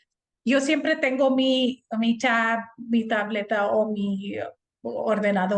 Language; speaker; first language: Spanish; non-native, fluent; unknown